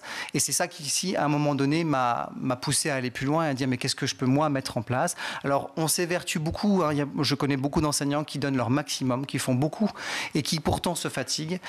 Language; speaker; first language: French; native; French